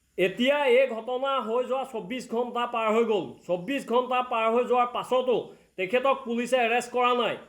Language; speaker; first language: Assamese; native; Assamese